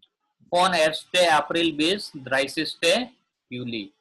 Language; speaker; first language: German; non-native, fluent; Gujarati